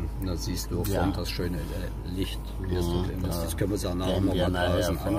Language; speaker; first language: German; native; German